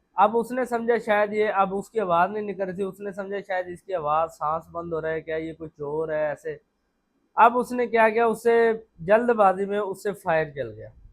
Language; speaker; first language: Urdu; non-native, local second language; Punjabi